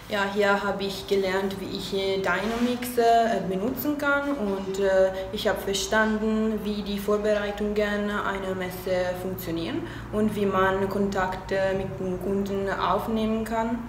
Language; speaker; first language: German; non-native, fluent; Italian